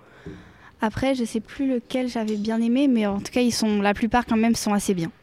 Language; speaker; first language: French; native; French